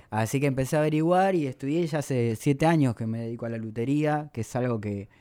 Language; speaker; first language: Spanish; native; Spanish